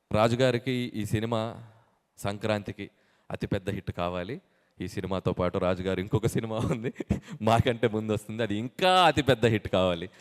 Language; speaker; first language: Telugu; native; Telugu